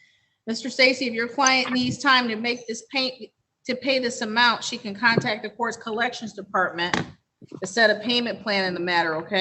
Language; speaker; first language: English; native; English